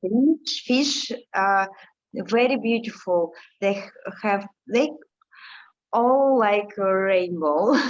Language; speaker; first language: English; non-native, learner; Russian